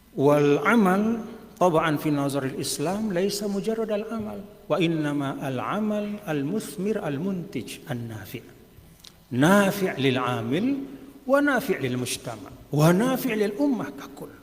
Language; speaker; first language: Arabic; non-native, fluent; Indonesian